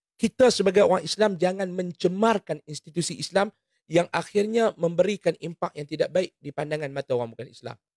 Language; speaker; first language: Malay; native; Malay